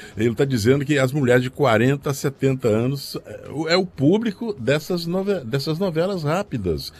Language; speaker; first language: Portuguese; native; Portuguese